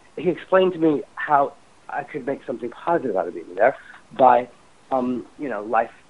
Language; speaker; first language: English; native; English